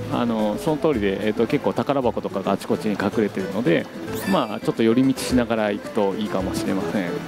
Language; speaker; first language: Japanese; native; Japanese